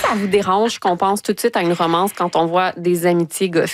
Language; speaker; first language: French; native; French